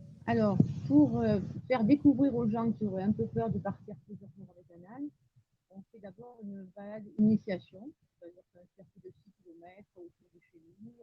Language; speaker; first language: French; native; French